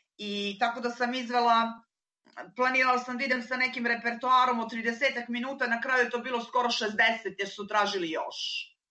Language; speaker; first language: Serbian; native; Serbian